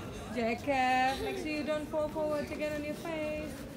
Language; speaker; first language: English; non-native, fluent; Indonesian